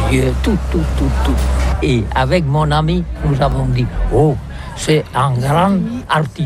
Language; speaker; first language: French; non-native, learner; Catalan